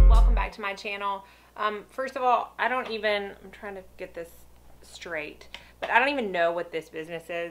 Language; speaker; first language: English; native; English